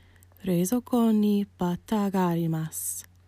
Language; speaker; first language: Japanese; non-native, fluent; English